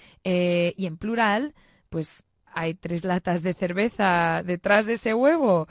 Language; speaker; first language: Spanish; native; Spanish